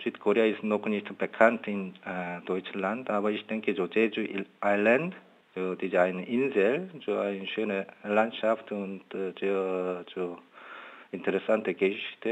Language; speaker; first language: German; non-native, fluent; Korean